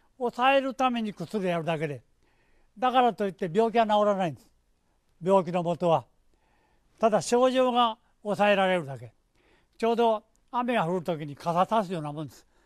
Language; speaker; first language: Japanese; native; Japanese